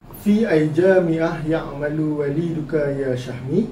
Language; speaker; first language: Arabic; non-native, learner; Malay